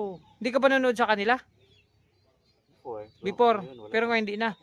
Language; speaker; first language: Filipino; native; Filipino